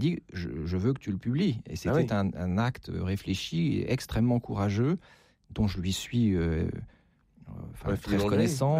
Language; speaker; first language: French; native; French